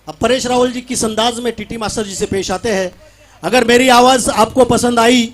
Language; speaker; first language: Hindi; non-native, local second language; Marathi